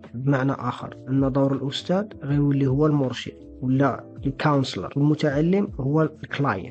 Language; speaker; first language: Arabic; native; Arabic